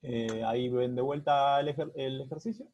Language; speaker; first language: Spanish; native; Spanish